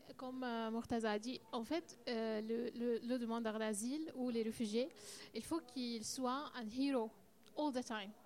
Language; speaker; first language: French; non-native, learner; Arabic